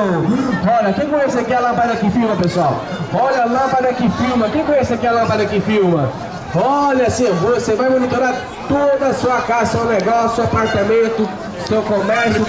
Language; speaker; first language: Portuguese; native; Portuguese